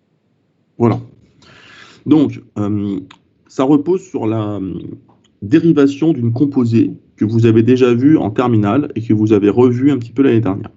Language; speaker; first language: French; native; French